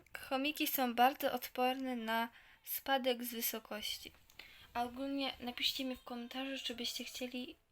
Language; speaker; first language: Polish; native; Polish